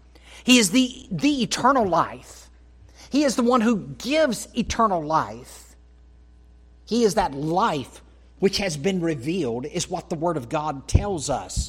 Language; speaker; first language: English; native; English